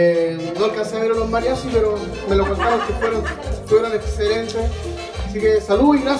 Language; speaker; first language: Spanish; native; Spanish